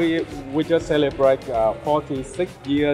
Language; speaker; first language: English; non-native, learner; Vietnamese